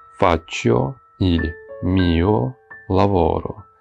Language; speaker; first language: Italian; non-native, fluent; Ukrainian